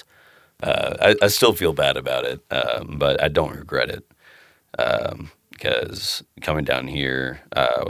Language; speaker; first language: English; native; English